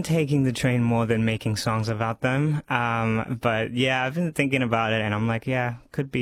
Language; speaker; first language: English; non-native, local second language; Cantonese